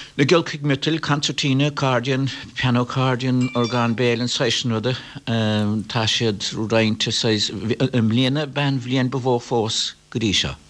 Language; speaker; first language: Irish; native; Irish